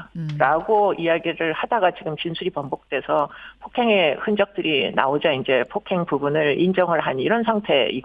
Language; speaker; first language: Korean; native; Korean